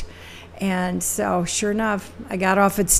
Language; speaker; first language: English; native; English